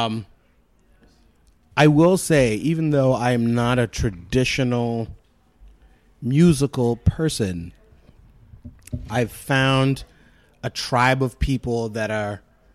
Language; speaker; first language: English; non-native, local second language; Shona